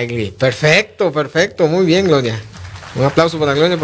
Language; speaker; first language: Spanish; native; Spanish